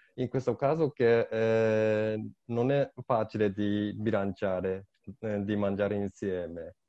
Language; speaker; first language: Italian; non-native, learner; Japanese